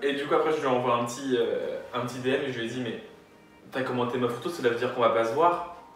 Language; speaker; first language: French; native; French